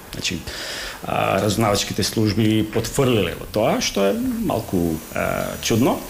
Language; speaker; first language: Macedonian; native; Macedonian